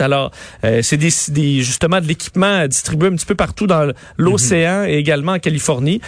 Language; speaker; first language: French; native; French